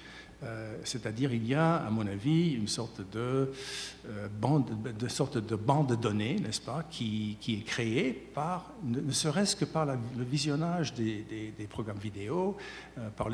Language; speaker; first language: French; native; French